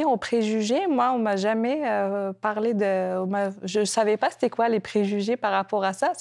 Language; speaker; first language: French; non-native, local second language; Kabyle